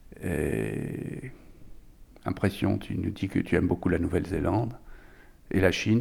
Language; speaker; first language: French; native; French